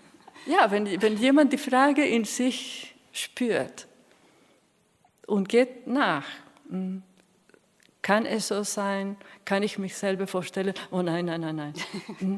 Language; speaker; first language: German; non-native, fluent; Spanish